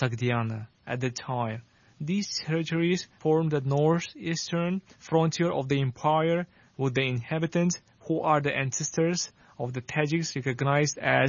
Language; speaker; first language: English; non-native, fluent; Tajik